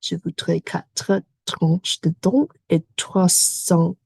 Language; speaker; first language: French; non-native, learner; English